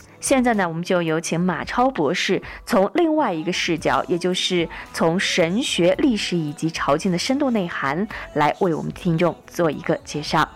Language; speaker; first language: Chinese; native; Chinese